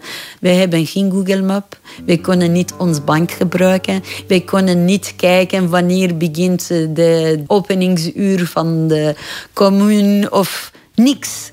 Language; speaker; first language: Dutch; non-native, learner; Persian